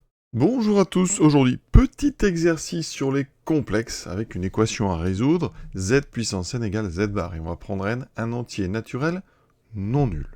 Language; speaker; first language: French; native; French